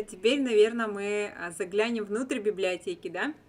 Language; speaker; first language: Russian; native; Russian